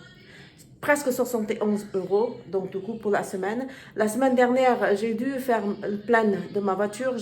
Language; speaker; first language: French; non-native, learner; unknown